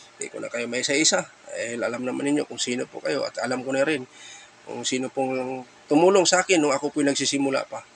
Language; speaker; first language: Filipino; non-native, local second language; Cebuano